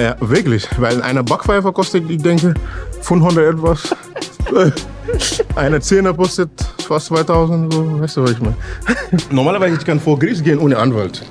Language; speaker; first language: German; non-native, learner; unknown